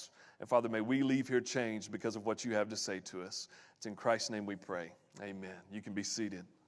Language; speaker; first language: English; native; English